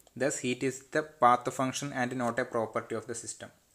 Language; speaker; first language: English; non-native, local second language; Malayalam